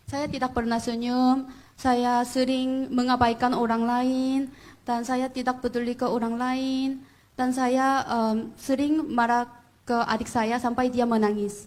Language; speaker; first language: Indonesian; non-native, fluent; Korean